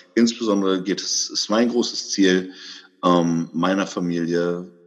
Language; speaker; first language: German; native; German